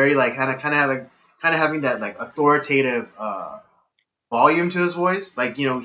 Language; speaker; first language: English; native; English